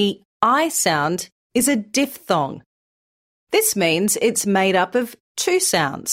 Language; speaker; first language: English; native; English